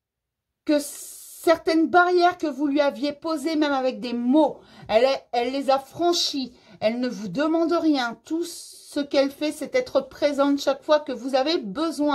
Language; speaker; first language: French; native; French